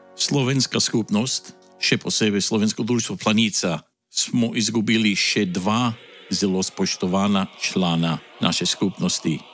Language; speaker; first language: Slovenian; early bilingual, heritage; Slovenian